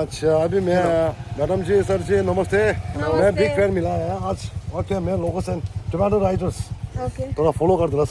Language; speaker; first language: Hindi; non-native, local second language; Tibetan